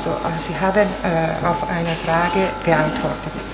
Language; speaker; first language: German; non-native, fluent; Italian